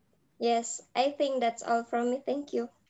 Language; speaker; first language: English; non-native, learner; Indonesian